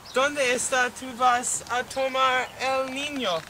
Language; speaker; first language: Spanish; non-native, learner; English